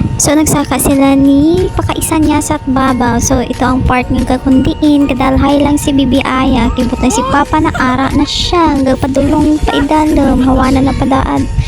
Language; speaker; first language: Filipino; non-native, local second language; Hiligaynon